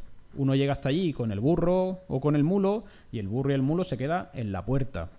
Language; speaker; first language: Spanish; native; Spanish